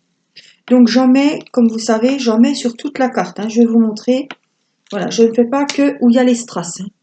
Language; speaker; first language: French; native; French